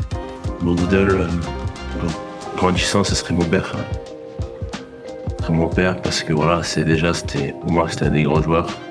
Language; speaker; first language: French; early bilingual, other home language; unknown